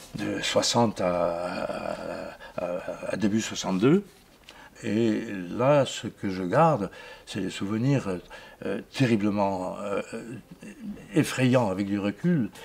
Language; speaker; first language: French; native; French